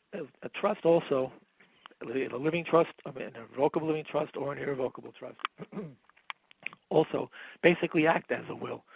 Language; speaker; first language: English; native; English